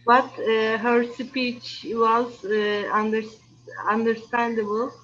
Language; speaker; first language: English; non-native, learner; Turkish